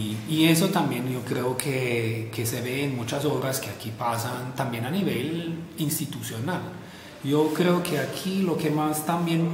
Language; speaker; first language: Spanish; non-native, fluent; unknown